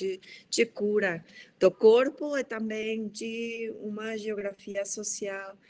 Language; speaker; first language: Portuguese; non-native, fluent; Spanish